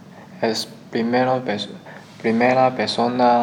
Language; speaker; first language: Spanish; non-native, learner; Chinese